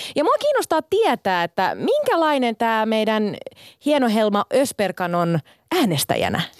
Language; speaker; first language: Finnish; early bilingual, other home language; Sinhala